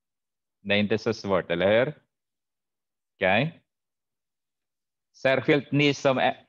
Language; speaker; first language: Swedish; non-native, fluent; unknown